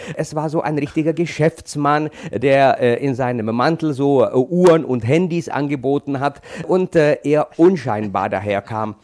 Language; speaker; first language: German; non-native, fluent; Czech